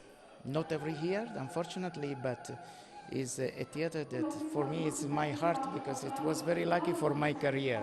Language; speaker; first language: English; non-native, fluent; Italian